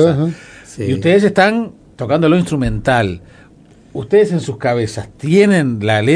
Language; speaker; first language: Spanish; native; Spanish